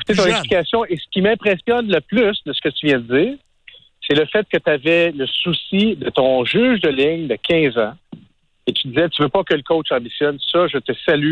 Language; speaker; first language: French; native; French